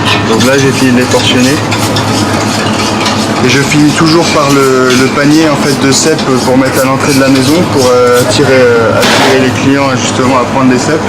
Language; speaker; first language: French; native; French